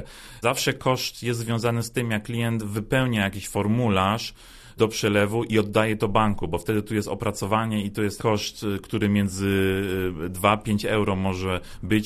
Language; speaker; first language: Polish; early bilingual, other home language; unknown